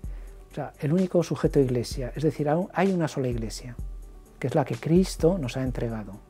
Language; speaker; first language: Spanish; native; Spanish